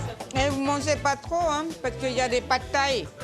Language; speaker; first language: French; non-native, fluent; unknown